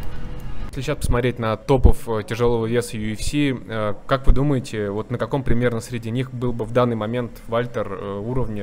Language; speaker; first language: Russian; native; Russian